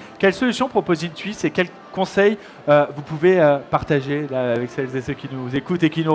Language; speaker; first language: French; native; French